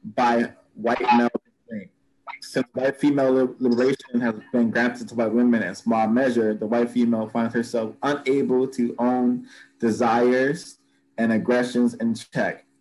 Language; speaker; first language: English; native; English